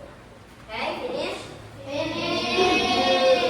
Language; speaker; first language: English; non-native, learner; Indonesian